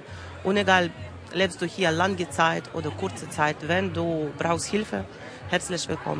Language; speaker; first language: German; non-native, learner; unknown